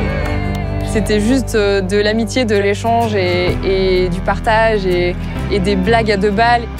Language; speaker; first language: French; native; French